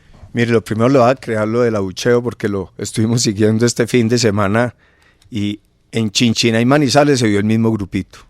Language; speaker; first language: Spanish; native; Spanish